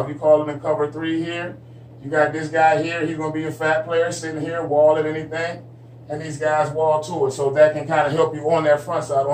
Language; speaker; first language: English; native; English